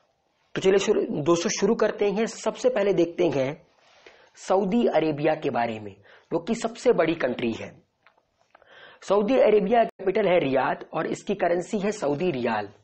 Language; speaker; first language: Hindi; native; Hindi